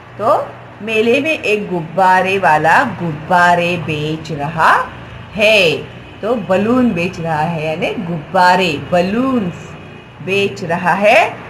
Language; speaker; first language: Hindi; non-native, local second language; Marathi